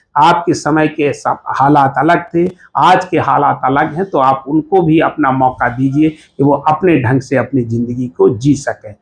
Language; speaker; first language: Hindi; native; Hindi